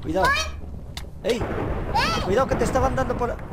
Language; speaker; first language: Spanish; native; Spanish